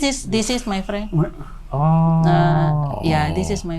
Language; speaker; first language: English; non-native, learner; Indonesian